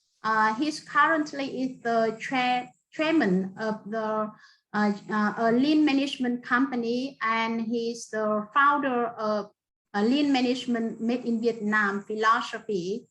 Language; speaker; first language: English; non-native, fluent; Vietnamese